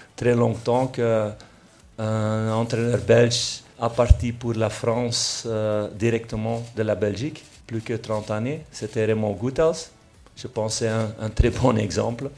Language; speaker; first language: French; non-native, local second language; Dutch